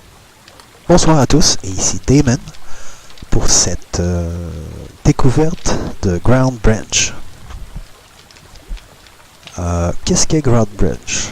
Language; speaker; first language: French; native; French